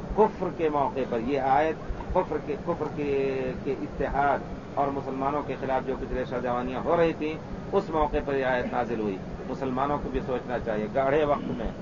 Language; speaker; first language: Urdu; native; Urdu